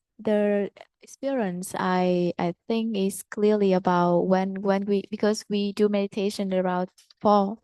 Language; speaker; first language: English; non-native, learner; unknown